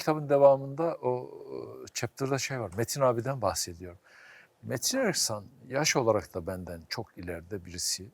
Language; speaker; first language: Turkish; native; Turkish